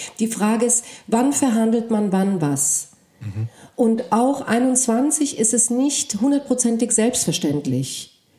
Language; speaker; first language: German; early bilingual, other home language; Polish